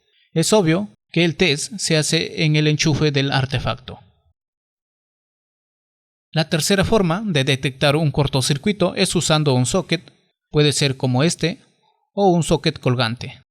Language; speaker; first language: Spanish; native; Spanish